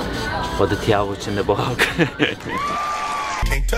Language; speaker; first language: Chinese; non-native, learner; Turkish